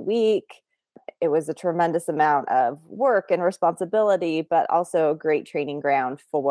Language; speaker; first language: English; native; English